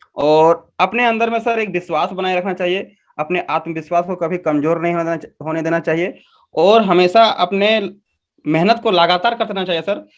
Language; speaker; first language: Hindi; non-native, local second language; Magahi